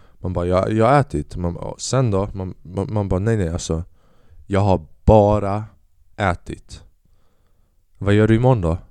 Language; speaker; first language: Swedish; early bilingual, other home language; Albanian